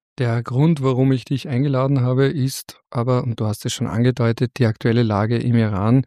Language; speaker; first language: German; native; German